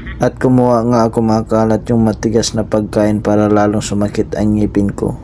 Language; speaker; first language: Filipino; native; Filipino